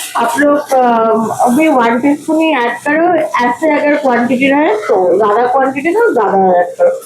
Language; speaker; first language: Hindi; non-native, local second language; Bangla